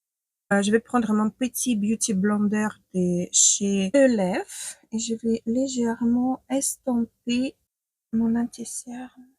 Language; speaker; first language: French; non-native, fluent; Ukrainian